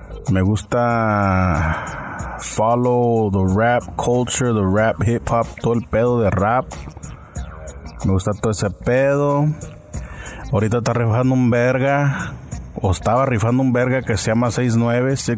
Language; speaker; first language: Spanish; native; Spanish